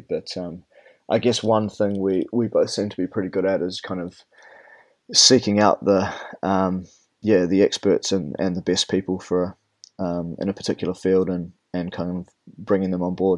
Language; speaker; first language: English; native; English